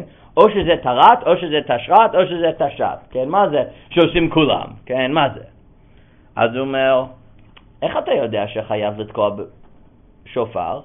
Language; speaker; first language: Hebrew; non-native, fluent; English